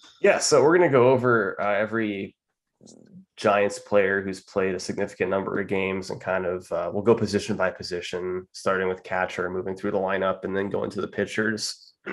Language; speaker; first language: English; native; English